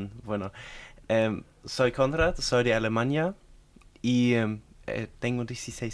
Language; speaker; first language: Spanish; non-native, fluent; German